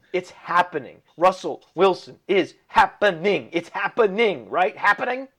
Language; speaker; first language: English; early bilingual, other home language; Italian